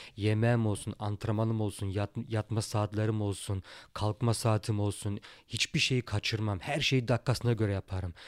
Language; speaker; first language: Turkish; early bilingual, heritage; Turkish